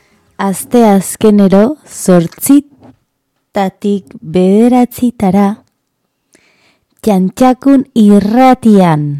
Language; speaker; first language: Basque; non-native, learner; Spanish